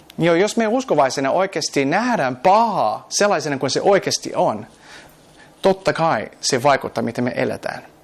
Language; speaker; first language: Finnish; non-native, fluent; English